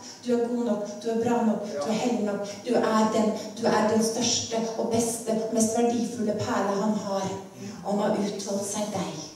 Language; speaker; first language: Norwegian; native; Norwegian